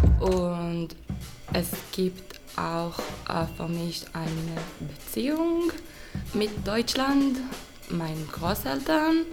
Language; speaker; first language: German; non-native, learner; Hebrew